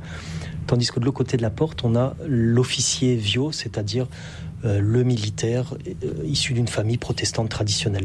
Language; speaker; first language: French; native; French